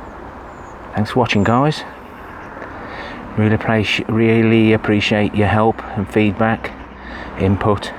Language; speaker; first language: English; native; English